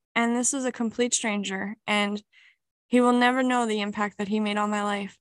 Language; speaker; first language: English; native; English